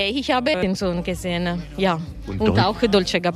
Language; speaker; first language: German; non-native, learner; Italian